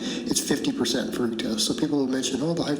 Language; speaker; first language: English; native; English